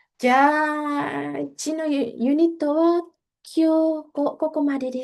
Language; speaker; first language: Japanese; non-native, fluent; Indonesian